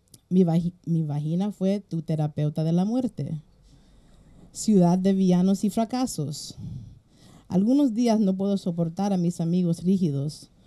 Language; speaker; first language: Spanish; early bilingual, heritage; Spanish